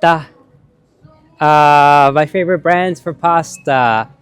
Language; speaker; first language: English; native; English